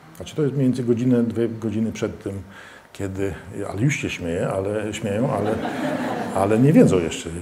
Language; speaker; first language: Polish; early bilingual, heritage; Polish